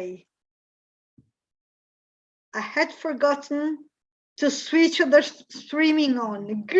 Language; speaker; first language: English; non-native, fluent; Italian